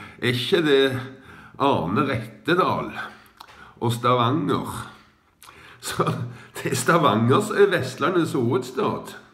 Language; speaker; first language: Norwegian; native; Norwegian